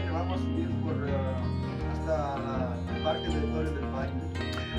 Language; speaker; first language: Spanish; non-native, learner; Italian